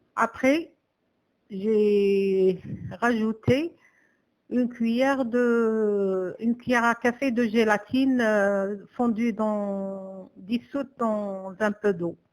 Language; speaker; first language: French; non-native, local second language; Arabic